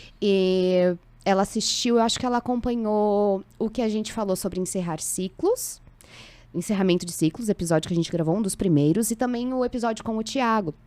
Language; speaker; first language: Portuguese; native; Portuguese